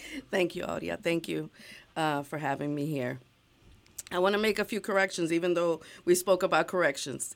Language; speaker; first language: English; early bilingual, other home language; Spanish